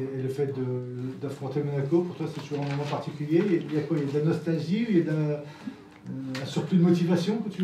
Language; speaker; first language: French; native; French